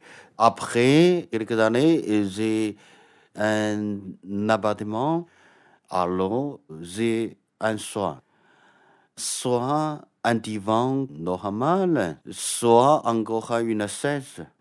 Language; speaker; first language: French; non-native, fluent; Chinese